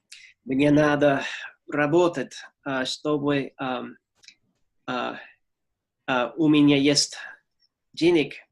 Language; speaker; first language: Russian; non-native, learner; English